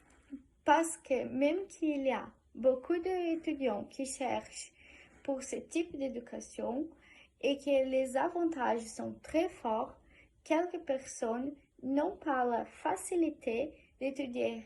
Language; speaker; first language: French; non-native, learner; Portuguese